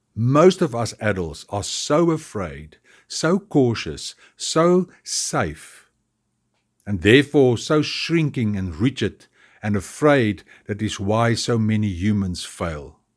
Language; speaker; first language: English; non-native, local second language; Afrikaans